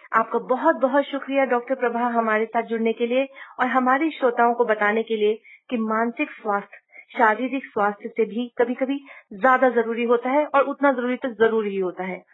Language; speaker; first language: Hindi; native; Hindi